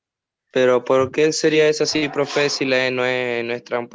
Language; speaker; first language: Spanish; native; Spanish